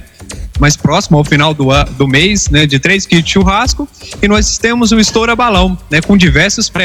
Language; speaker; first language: Portuguese; native; Portuguese